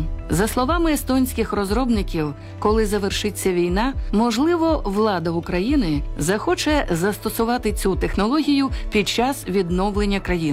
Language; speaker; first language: Ukrainian; native; Ukrainian